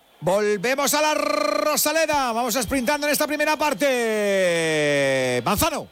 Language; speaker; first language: Spanish; native; Spanish